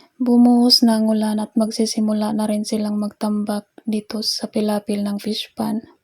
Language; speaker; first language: Filipino; non-native, local second language; Cebuano